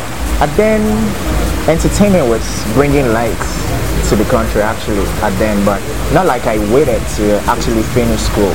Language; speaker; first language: English; non-native, local second language; Yoruba